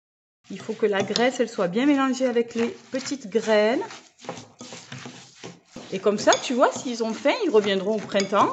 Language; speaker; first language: French; native; French